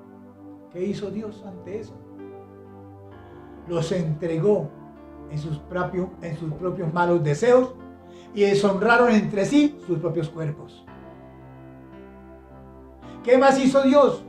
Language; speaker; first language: Spanish; native; Spanish